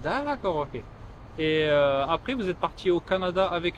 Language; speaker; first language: French; native; French